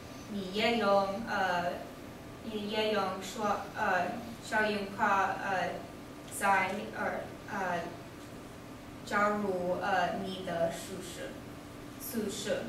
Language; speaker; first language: Chinese; non-native, learner; English